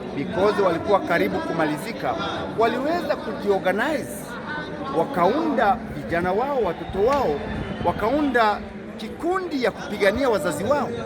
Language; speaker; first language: Swahili; non-native, local second language; Kinyarwanda